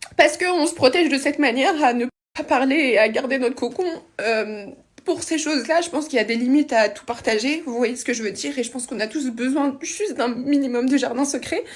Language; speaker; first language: French; native; French